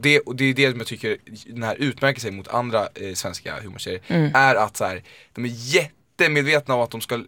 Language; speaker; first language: Swedish; native; Swedish